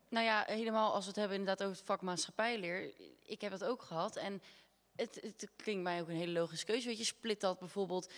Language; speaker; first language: Dutch; native; Dutch